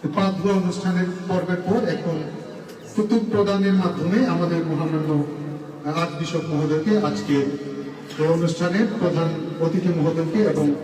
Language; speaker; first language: Bangla; non-native, local second language; Garo